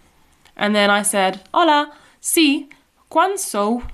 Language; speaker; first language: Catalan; non-native, learner; English